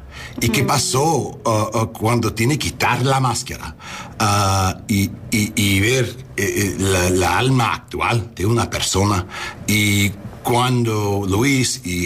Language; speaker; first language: Spanish; non-native, learner; English